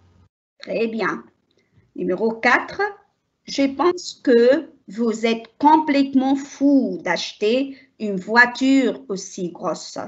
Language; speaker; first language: French; non-native, learner; Arabic